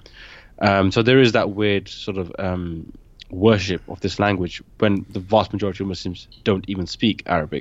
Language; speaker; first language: English; native; English